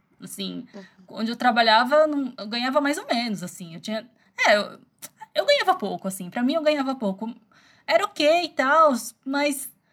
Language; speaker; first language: Portuguese; early bilingual, other home language; Chinese